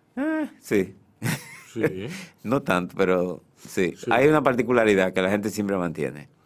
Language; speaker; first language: Spanish; native; Spanish